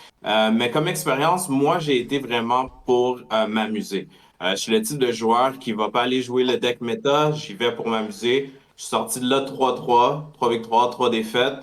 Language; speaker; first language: French; native; French